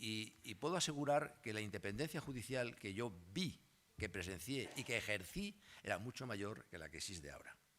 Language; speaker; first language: Spanish; native; Spanish